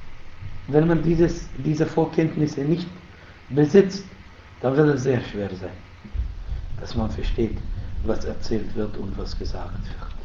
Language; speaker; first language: German; non-native, fluent; Arabic